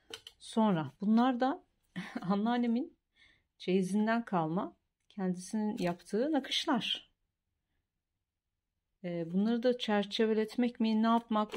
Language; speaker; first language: Turkish; native; Turkish